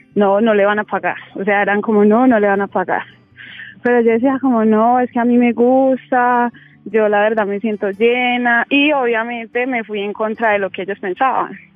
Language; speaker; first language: Spanish; native; Spanish